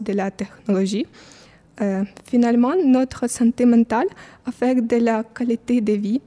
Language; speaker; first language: French; non-native, fluent; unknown